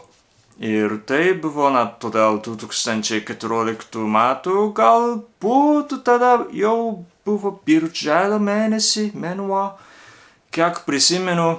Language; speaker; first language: Lithuanian; non-native, learner; Japanese